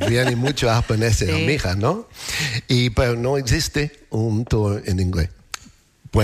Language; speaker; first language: Spanish; non-native, learner; English